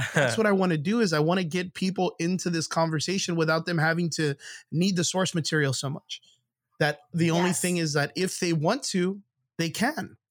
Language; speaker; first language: English; native; English